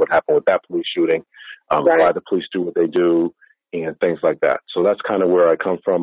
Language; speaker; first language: English; native; English